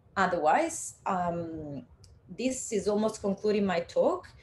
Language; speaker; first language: English; non-native, fluent; Italian